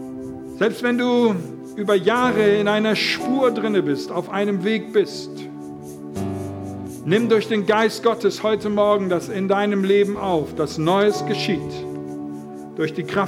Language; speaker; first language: German; native; German